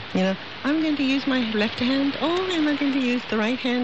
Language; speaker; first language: English; non-native, fluent; Chinese